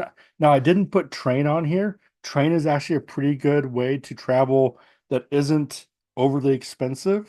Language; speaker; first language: English; native; English